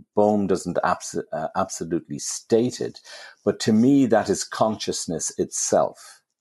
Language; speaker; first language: English; native; English